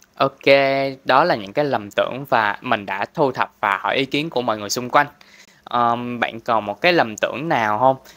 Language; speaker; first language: Vietnamese; non-native, local second language; Cantonese